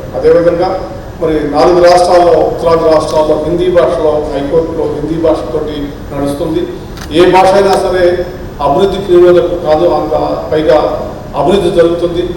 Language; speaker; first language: Telugu; native; Telugu